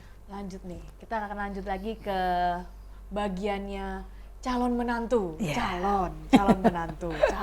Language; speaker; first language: Indonesian; native; Indonesian